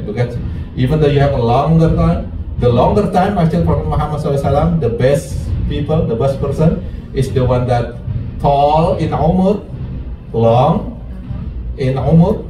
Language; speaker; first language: English; non-native, fluent; Indonesian